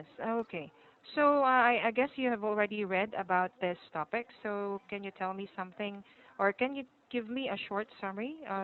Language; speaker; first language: English; non-native, fluent; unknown